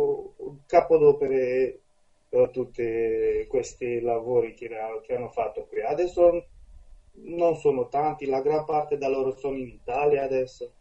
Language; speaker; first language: Italian; non-native, fluent; Romanian